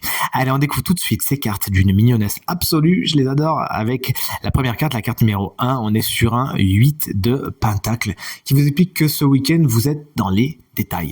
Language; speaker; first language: French; native; French